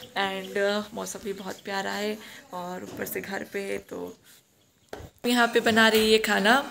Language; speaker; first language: Hindi; non-native, local second language; Nepali